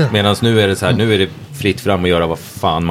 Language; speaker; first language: Swedish; native; Swedish